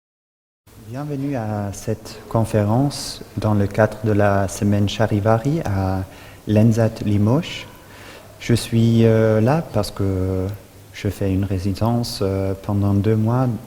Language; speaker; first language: French; non-native, fluent; German